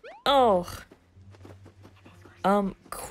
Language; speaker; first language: French; non-native, learner; English